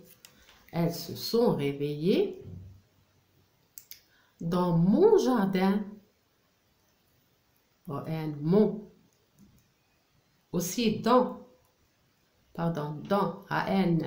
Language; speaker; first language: French; non-native, local second language; Arabic